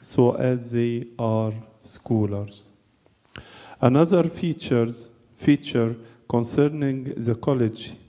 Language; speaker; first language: English; non-native, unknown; Arabic